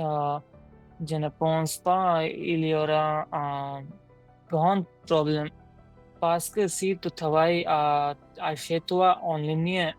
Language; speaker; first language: French; non-native, learner; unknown